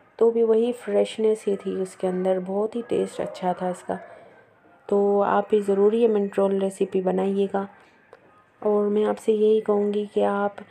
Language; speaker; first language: Urdu; native; Urdu